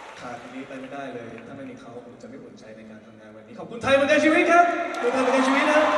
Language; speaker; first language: Thai; native; Thai